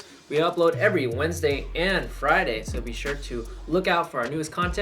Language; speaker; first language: English; native; English